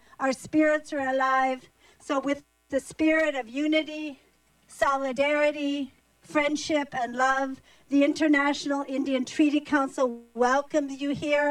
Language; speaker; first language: English; non-native, fluent; Portuguese